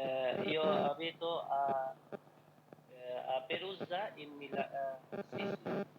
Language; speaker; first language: Italian; non-native, learner; Bangla